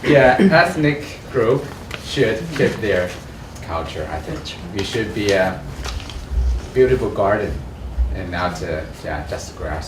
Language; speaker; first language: English; non-native, learner; Chinese